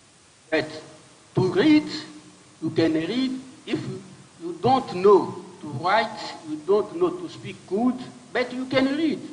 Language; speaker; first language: English; non-native, learner; French